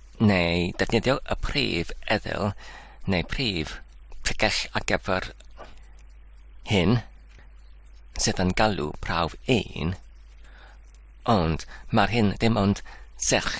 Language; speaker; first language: Welsh; non-native, learner; English